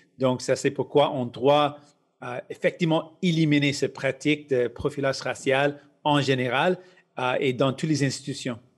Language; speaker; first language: French; non-native, local second language; English